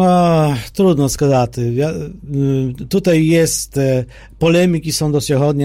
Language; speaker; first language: Polish; non-native, fluent; Ukrainian